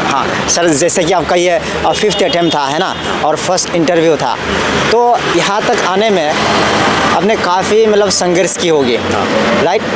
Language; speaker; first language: Hindi; native; Hindi